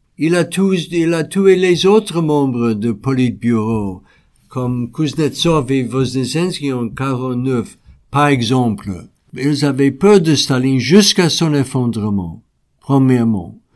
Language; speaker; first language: French; non-native, fluent; English